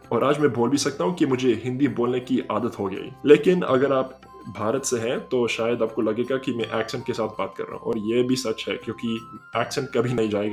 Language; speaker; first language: Hindi; early bilingual, heritage; Hindi